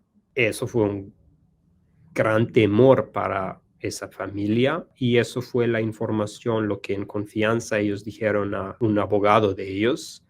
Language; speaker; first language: Spanish; non-native, learner; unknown